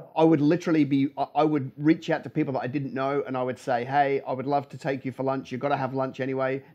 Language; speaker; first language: English; native; English